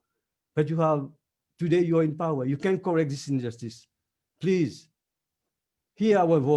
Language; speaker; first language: English; non-native, fluent; Morisyen